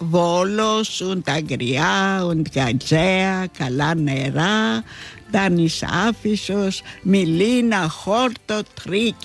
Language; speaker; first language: German; non-native, learner; Greek